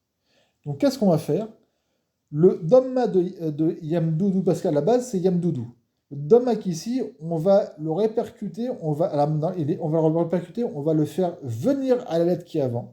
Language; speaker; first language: French; non-native, fluent; Arabic